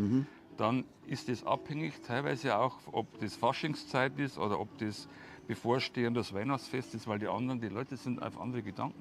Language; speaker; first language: German; native; German